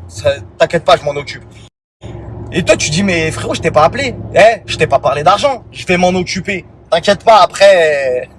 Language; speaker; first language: French; native; French